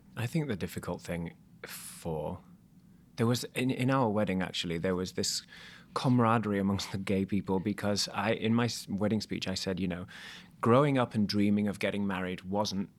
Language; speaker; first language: English; native; English